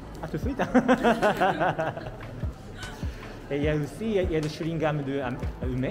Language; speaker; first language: French; non-native, learner; Japanese